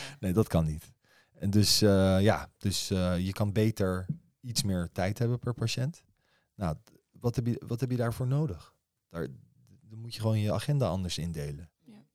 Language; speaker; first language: Dutch; early bilingual, other home language; Persian